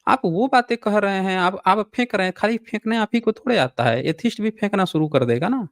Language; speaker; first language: Hindi; native; Hindi